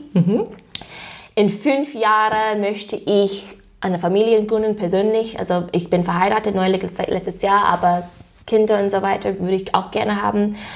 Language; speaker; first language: German; non-native, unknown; English